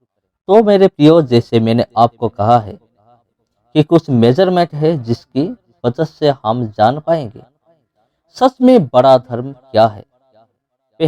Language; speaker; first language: Hindi; non-native, local second language; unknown